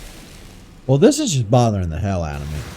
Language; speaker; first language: English; native; English